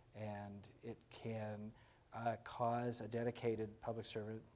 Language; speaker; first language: English; native; English